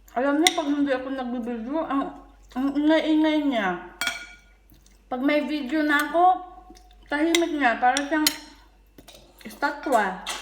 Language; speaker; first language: Filipino; non-native, local second language; Cebuano